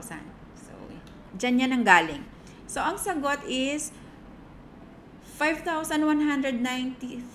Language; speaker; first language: Filipino; native; Filipino